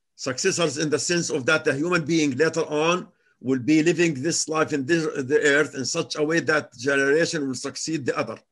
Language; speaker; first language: English; non-native, fluent; Arabic